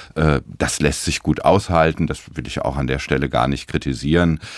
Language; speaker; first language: German; native; German